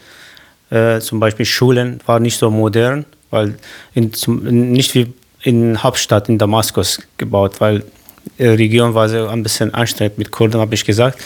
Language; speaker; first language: German; non-native, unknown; Kurdish